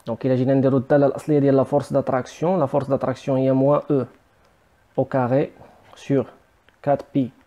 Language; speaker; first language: French; non-native, local second language; Arabic